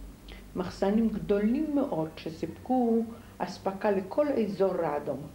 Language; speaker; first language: Hebrew; non-native, fluent; Polish